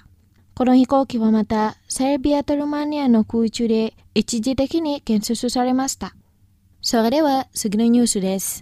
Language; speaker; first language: Japanese; non-native, fluent; Indonesian